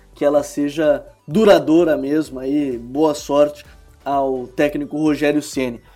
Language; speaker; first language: Portuguese; native; Portuguese